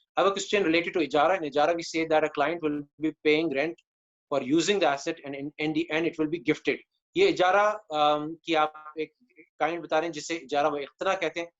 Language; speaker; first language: Urdu; native; Urdu